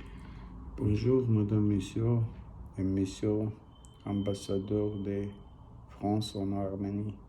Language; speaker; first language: French; non-native, learner; Armenian